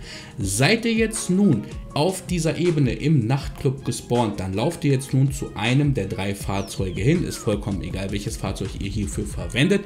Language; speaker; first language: German; native; German